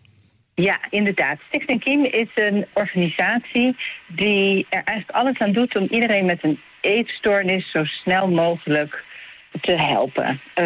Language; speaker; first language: Dutch; native; Dutch